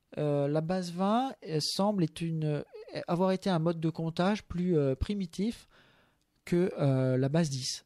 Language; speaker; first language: French; native; French